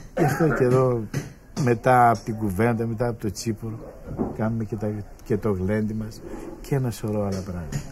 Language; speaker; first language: Greek; non-native, local second language; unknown